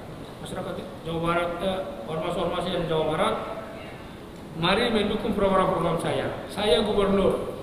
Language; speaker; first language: Indonesian; non-native, local second language; Tetum